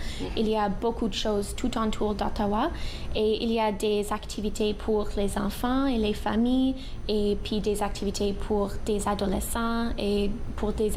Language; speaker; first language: French; non-native, local second language; English